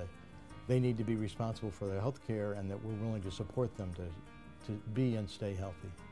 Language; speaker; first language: English; native; English